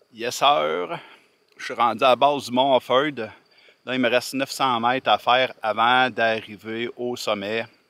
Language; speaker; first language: French; native; French